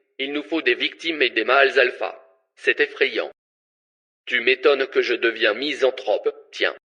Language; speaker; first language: French; native; French